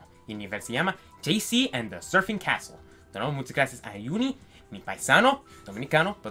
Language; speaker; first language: Spanish; early bilingual, heritage; Spanish